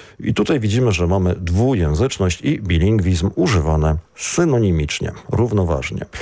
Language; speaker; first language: Polish; native; Polish